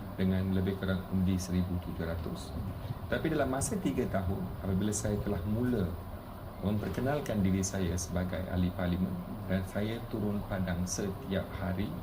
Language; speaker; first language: Malay; non-native, local second language; Tamil